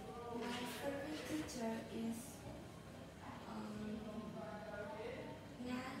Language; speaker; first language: English; non-native, learner; Vietnamese